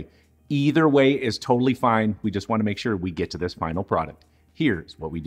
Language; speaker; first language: English; native; English